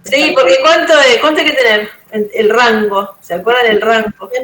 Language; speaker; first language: Spanish; native; Spanish